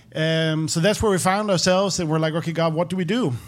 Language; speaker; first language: English; non-native, fluent; Danish